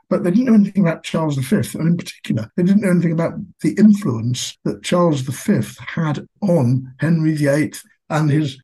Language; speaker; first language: English; native; English